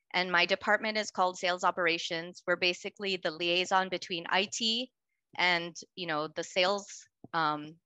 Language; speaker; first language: English; native; English